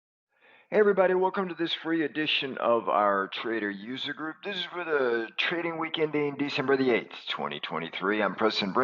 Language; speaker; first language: English; native; English